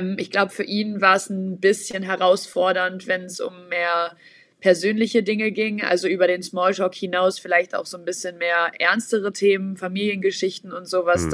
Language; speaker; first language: German; native; German